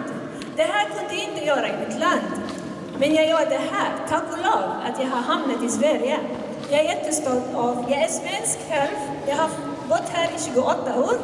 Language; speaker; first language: Swedish; non-native, fluent; Assyrian Neo-Aramaic